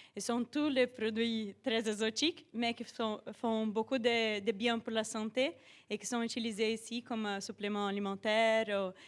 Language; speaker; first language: French; non-native, fluent; Portuguese